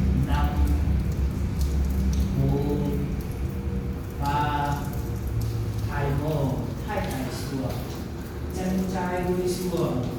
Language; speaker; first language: Vietnamese; non-native, fluent; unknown